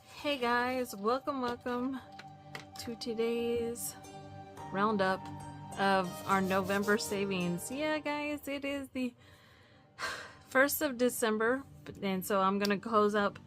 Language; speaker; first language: English; native; English